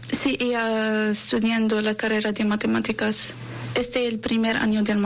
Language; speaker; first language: Spanish; non-native, learner; Arabic